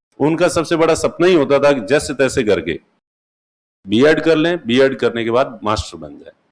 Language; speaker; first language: Hindi; non-native, local second language; Marwari